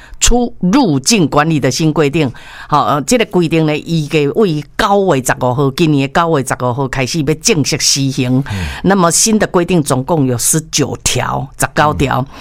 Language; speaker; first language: Chinese; native; Chinese